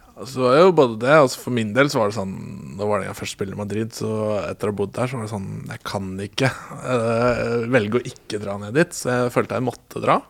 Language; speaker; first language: Norwegian; native; Norwegian